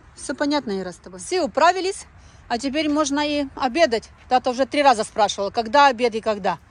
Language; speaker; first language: Russian; native; Russian